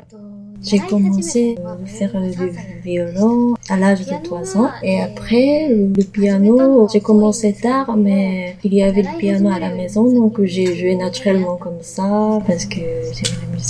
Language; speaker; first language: French; non-native, fluent; Japanese